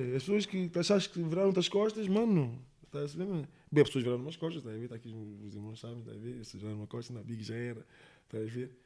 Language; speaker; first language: Portuguese; early bilingual, heritage; English